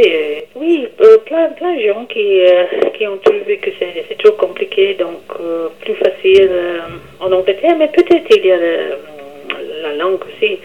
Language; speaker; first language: French; non-native, fluent; English